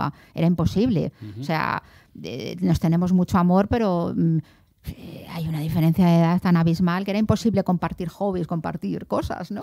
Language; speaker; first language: Spanish; native; Spanish